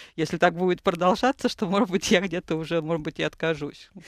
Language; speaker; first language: Russian; native; Russian